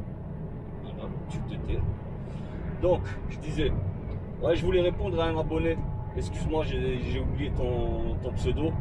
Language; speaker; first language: French; native; French